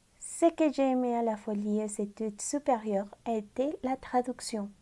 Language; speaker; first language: French; non-native, fluent; Spanish